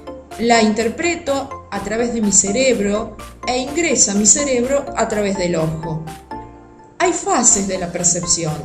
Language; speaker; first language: Spanish; native; Spanish